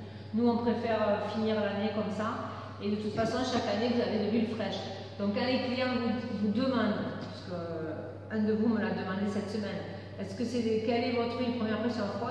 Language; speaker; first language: French; native; French